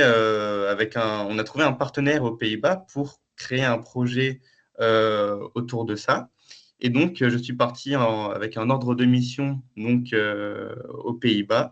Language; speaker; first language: French; native; French